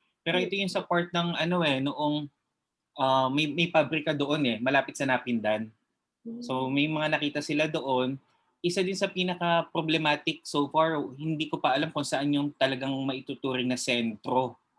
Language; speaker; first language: Filipino; native; Filipino